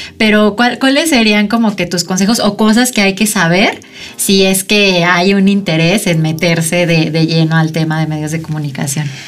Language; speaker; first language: Spanish; native; Spanish